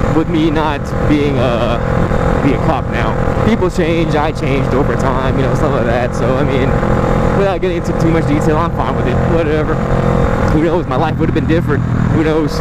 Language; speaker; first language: English; native; English